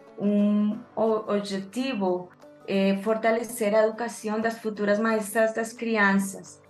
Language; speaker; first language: Portuguese; non-native, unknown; Spanish